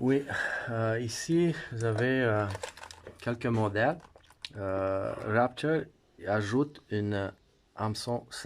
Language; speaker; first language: French; non-native, fluent; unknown